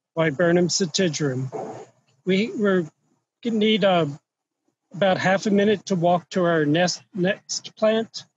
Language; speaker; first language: English; native; English